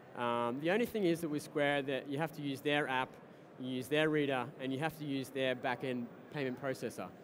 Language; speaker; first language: English; native; English